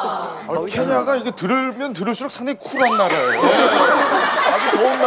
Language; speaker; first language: Korean; native; Korean